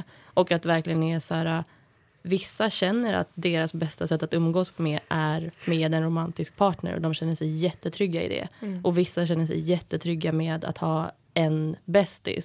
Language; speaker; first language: Swedish; native; Swedish